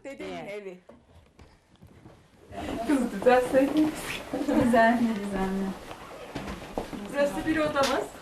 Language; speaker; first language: Turkish; native; Turkish